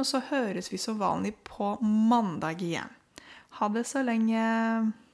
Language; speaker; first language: Norwegian; non-native, fluent; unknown